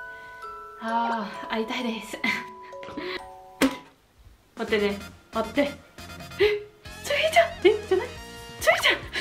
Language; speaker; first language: Japanese; non-native, learner; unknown